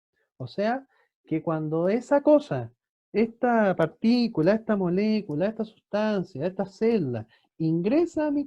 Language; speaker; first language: Spanish; native; Spanish